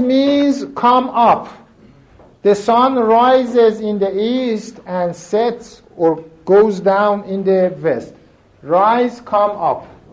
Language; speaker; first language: English; non-native, fluent; Persian